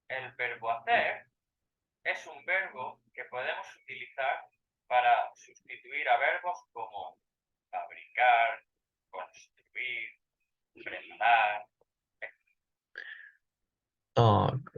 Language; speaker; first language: Spanish; non-native, fluent; Ukrainian